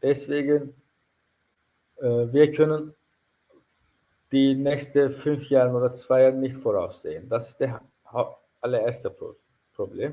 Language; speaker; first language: German; non-native, fluent; Turkish